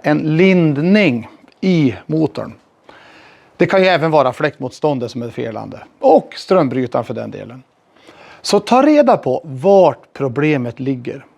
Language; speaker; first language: Swedish; native; Swedish